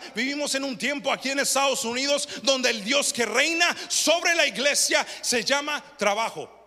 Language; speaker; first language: Spanish; early bilingual, heritage; Spanish